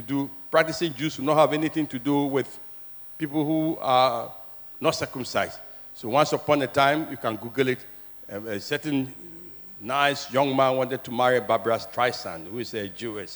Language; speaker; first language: English; non-native, local second language; Ewe